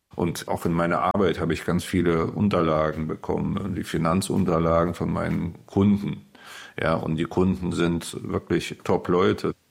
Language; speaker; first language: German; early bilingual, other home language; Russian